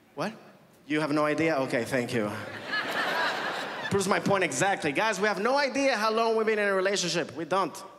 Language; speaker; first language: English; early bilingual, other home language; Spanish